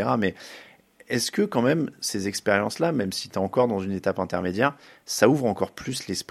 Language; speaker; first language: French; native; French